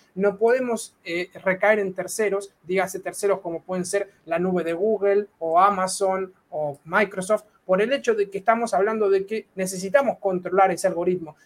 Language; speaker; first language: Spanish; native; Spanish